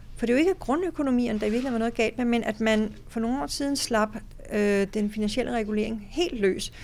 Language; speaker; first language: Danish; native; Danish